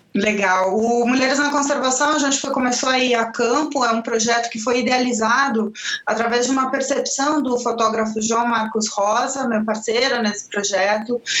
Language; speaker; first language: Portuguese; non-native, fluent; Spanish